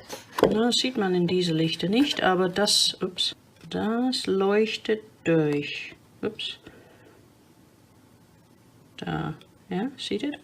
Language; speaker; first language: German; non-native, fluent; English